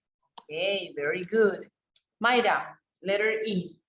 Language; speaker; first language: English; non-native, fluent; Spanish